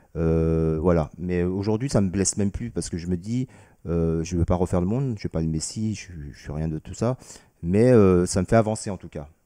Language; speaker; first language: French; early bilingual, other home language; Vietnamese